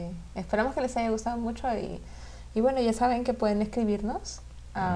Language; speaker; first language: Spanish; non-native, fluent; English